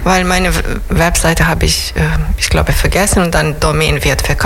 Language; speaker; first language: German; non-native, fluent; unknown